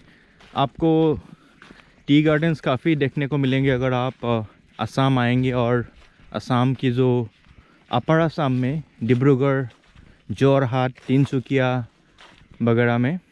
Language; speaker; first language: Hindi; non-native, local second language; Assamese